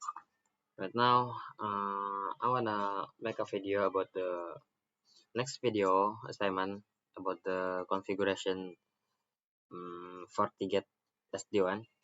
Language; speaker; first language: English; non-native, learner; Indonesian